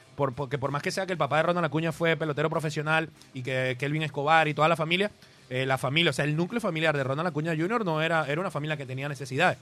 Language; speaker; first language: Spanish; native; Spanish